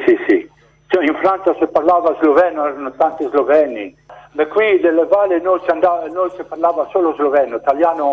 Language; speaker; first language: Italian; non-native, local second language; Slovenian